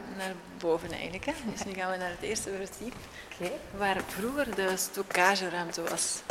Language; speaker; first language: Dutch; native; Dutch